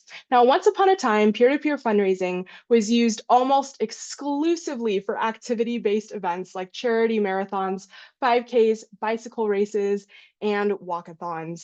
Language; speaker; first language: English; native; English